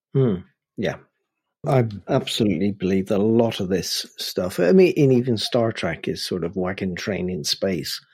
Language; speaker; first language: English; native; English